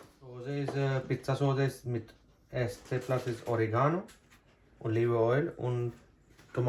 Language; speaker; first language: German; non-native, learner; Urdu